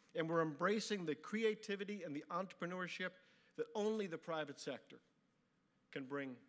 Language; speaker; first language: English; native; English